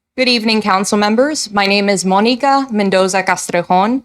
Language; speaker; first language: English; native; English